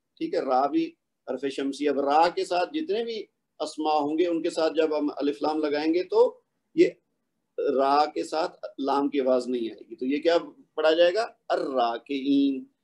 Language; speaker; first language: Urdu; native; Urdu